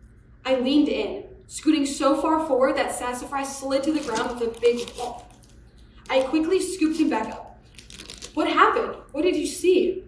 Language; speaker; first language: English; native; English